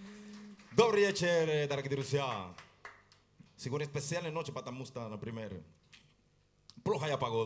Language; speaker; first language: Russian; non-native, learner; Spanish